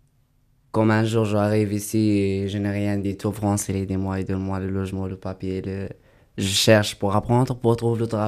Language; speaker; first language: French; non-native, learner; Arabic